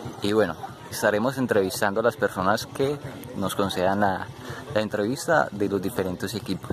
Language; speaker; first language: Spanish; native; Spanish